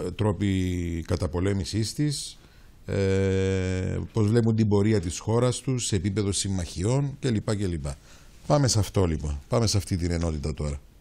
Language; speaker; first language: Greek; native; Greek